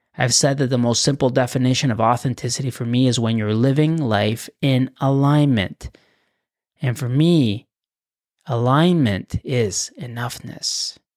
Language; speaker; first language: English; non-native, fluent; Spanish